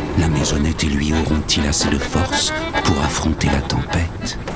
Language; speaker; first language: French; native; French